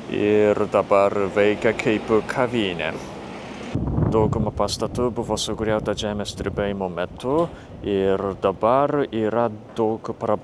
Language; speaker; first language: Lithuanian; non-native, fluent; Japanese